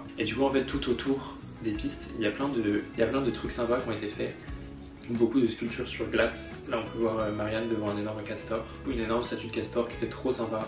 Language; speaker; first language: French; native; French